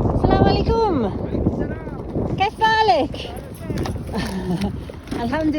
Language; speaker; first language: Arabic; non-native, learner; English